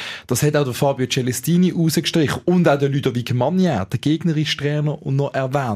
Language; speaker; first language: German; native; German